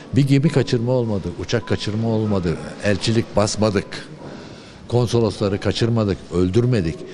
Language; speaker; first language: Turkish; early bilingual, other home language; Uyghur